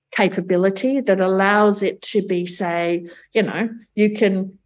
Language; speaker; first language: English; native; English